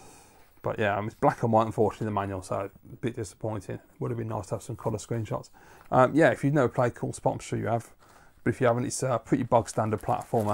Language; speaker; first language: English; native; English